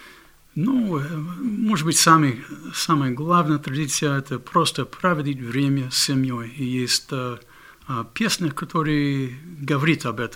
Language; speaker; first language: Russian; non-native, fluent; English